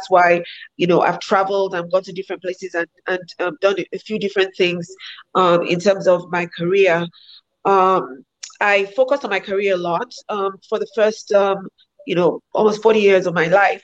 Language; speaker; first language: English; non-native, local second language; Yoruba